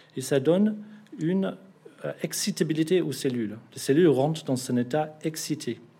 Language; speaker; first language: French; non-native, fluent; English